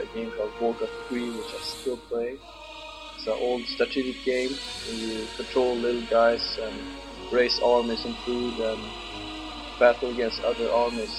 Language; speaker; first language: English; non-native, fluent; Swedish